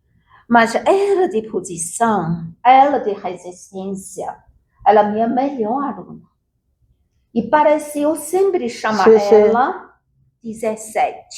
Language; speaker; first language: Portuguese; non-native, learner; Chinese